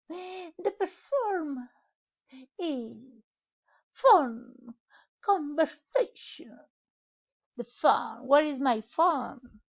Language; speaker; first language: English; non-native, learner; Spanish